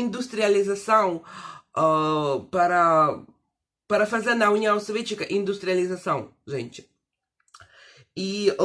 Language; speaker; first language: Portuguese; non-native, fluent; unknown